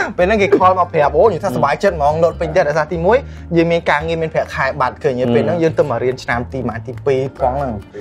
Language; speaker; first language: Khmer; non-native, local second language; Lao